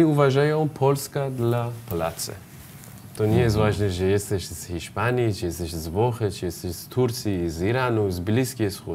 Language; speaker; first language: Polish; non-native, learner; Persian